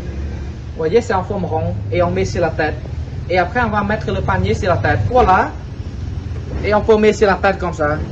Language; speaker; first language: French; non-native, fluent; Khmer